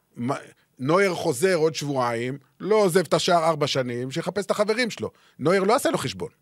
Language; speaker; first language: Hebrew; native; Hebrew